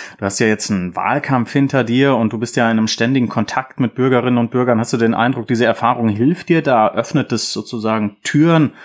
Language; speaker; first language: German; native; German